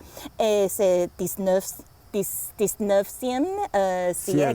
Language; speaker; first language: French; non-native, learner; Chinese